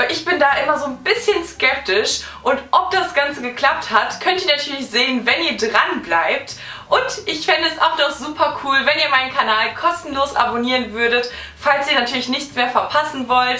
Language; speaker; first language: German; native; German